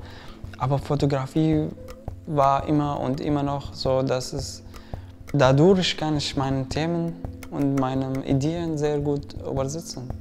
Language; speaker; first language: German; non-native, fluent; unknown